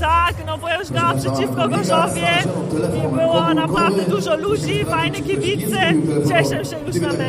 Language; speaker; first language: Polish; early bilingual, heritage; Polish